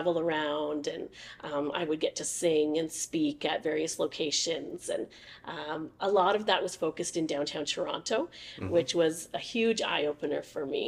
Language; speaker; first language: English; native; English